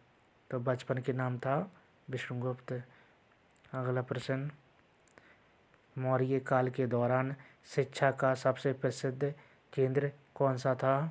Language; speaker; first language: Hindi; native; Hindi